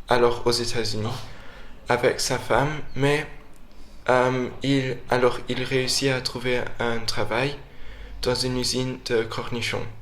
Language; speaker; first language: French; non-native, fluent; English